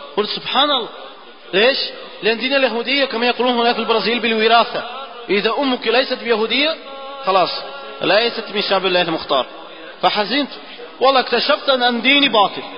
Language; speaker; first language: Arabic; non-native, fluent; Portuguese